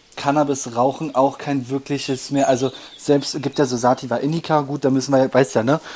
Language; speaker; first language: German; native; German